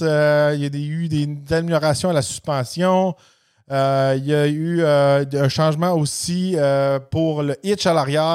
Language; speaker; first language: French; native; French